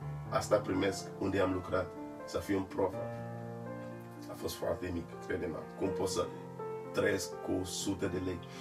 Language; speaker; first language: Romanian; non-native, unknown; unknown